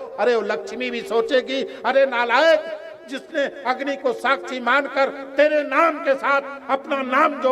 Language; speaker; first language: Hindi; native; Hindi